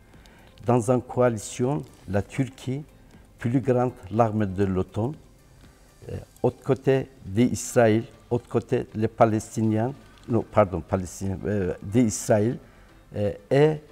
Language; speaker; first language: French; non-native, learner; Turkish